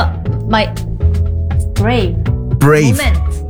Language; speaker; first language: English; non-native, learner; Korean